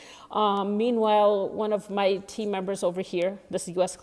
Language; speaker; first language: English; native; English